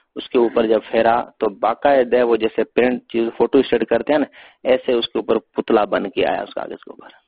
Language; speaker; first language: Urdu; non-native, local second language; Sindhi